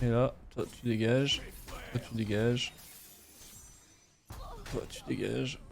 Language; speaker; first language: French; native; French